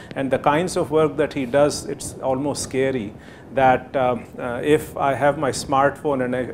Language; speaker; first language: English; non-native, local second language; Hindi